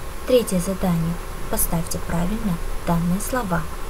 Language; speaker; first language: Russian; non-native, local second language; Kazakh